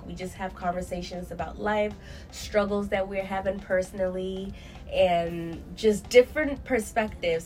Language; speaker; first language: English; native; English